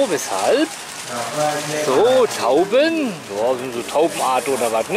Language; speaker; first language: German; native; German